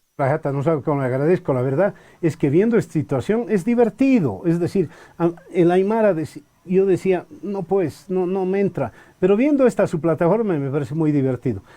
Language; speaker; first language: Spanish; native; Spanish